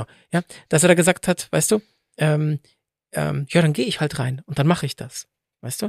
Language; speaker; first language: German; native; German